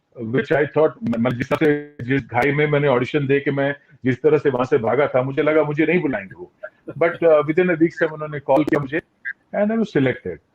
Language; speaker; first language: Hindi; non-native, local second language; Tulu